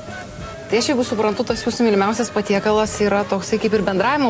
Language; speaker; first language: Lithuanian; native; Lithuanian